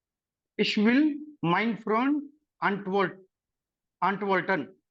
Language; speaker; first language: German; non-native, learner; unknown